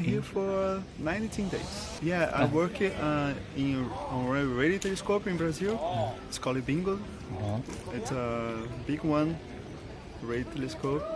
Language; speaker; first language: English; non-native, learner; Portuguese